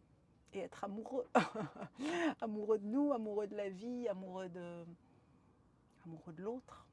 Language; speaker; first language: French; native; French